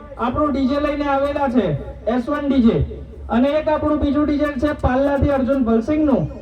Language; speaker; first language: Gujarati; non-native, local second language; Rathawi